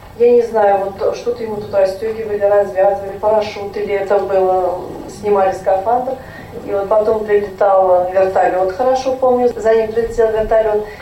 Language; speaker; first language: Russian; non-native, local second language; Tatar